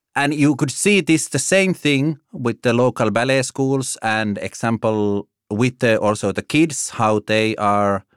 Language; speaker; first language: English; non-native, fluent; Finnish